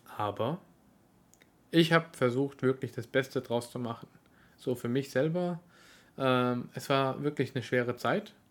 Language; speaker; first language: German; early bilingual, other home language; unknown